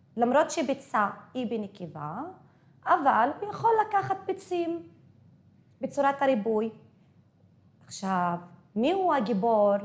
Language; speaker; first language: Hebrew; non-native, local second language; Arabic